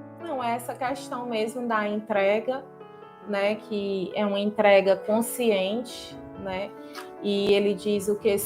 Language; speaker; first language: Portuguese; native; Portuguese